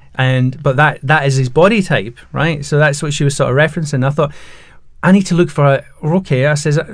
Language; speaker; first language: English; native; English